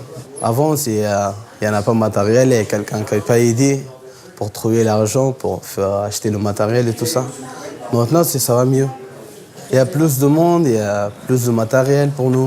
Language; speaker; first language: French; non-native, learner; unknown